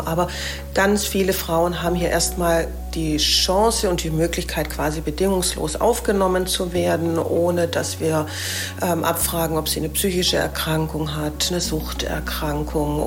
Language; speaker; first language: German; native; German